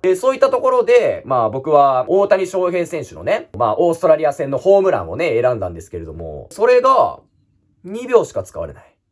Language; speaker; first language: Japanese; native; Japanese